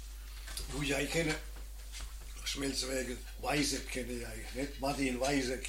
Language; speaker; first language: Norwegian; non-native, learner; German